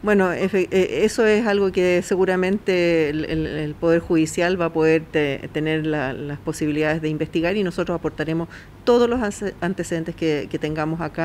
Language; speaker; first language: Spanish; native; Spanish